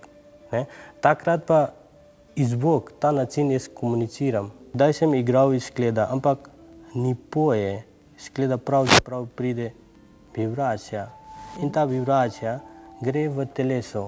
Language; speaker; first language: Slovenian; non-native, learner; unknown